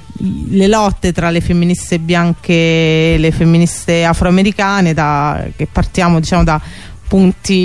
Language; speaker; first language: Italian; native; Italian